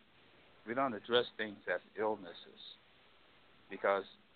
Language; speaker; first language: English; native; English